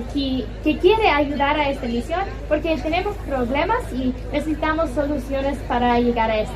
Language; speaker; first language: Spanish; non-native, learner; English